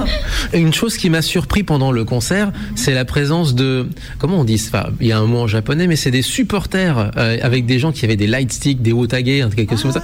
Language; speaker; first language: French; native; French